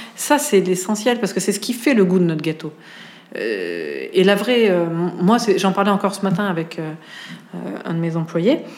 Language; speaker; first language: French; native; French